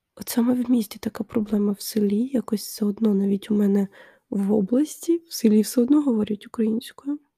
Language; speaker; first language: Ukrainian; non-native, local second language; Russian